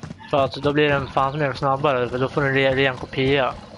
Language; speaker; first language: Swedish; native; Swedish